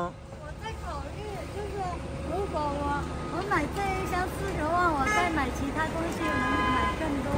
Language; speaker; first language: Chinese; non-native, fluent; Vietnamese